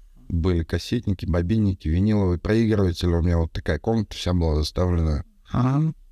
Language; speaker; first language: Russian; native; Russian